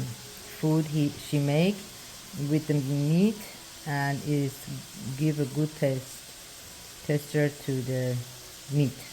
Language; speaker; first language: English; non-native, learner; Persian